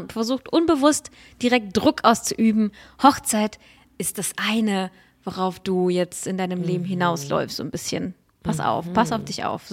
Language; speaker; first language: German; early bilingual, other home language; Russian